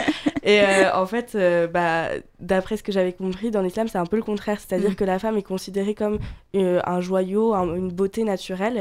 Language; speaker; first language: French; native; French